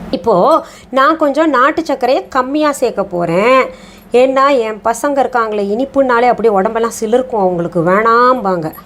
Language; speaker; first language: Tamil; non-native, fluent; Hindi